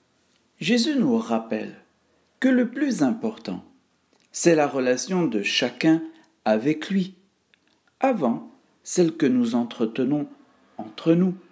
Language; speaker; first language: French; native; French